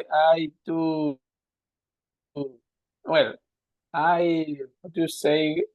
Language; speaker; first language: English; non-native, learner; Spanish